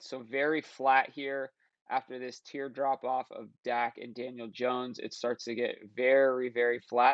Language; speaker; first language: English; native; English